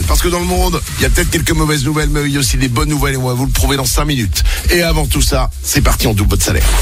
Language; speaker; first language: French; native; French